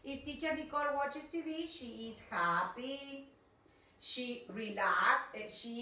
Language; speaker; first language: English; non-native, fluent; Spanish